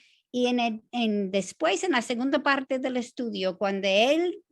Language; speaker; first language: Spanish; non-native, fluent; English